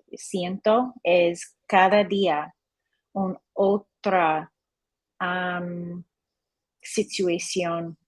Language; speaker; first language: Spanish; non-native, learner; English